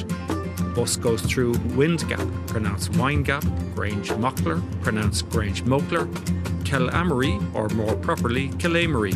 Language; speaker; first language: English; native; English